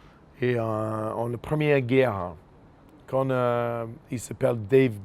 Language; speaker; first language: French; non-native, fluent; English